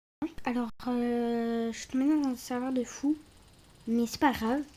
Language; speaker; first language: French; native; French